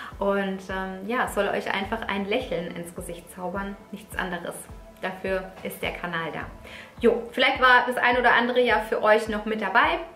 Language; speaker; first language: German; early bilingual, other home language; Italian